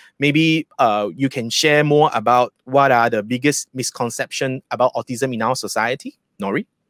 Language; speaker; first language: English; non-native, local second language; Chinese